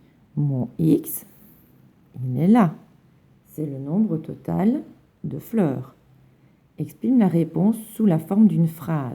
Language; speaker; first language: French; native; French